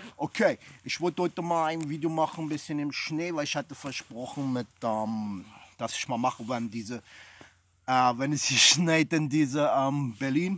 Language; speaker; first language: German; non-native, fluent; English